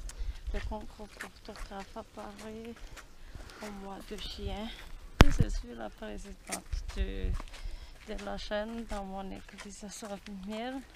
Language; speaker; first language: French; non-native, local second language; Malagasy